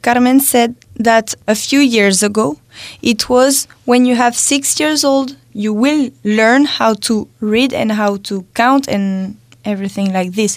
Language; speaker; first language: English; non-native, fluent; French